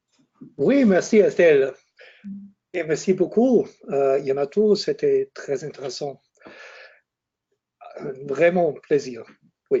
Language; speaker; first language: French; non-native, fluent; German